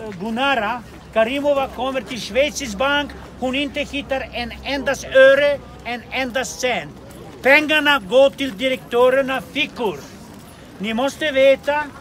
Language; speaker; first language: Swedish; non-native, fluent; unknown